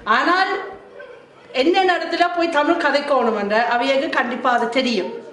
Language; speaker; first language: Tamil; non-native, fluent; German